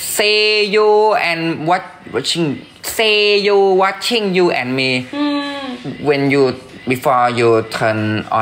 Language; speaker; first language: English; non-native, learner; Thai